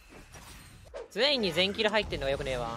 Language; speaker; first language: Japanese; native; Japanese